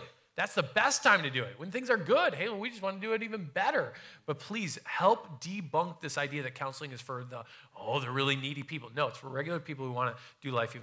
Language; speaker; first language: English; native; English